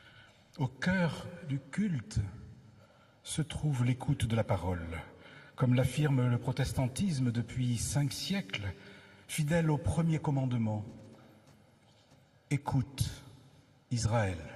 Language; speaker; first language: French; native; French